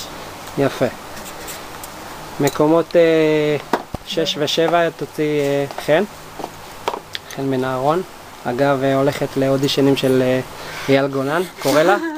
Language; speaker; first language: Hebrew; native; Hebrew